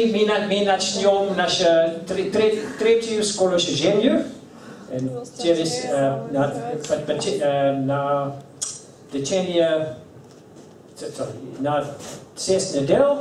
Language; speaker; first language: Russian; non-native, learner; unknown